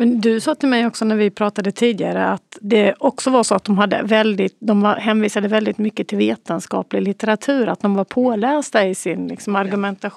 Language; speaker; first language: Swedish; native; Swedish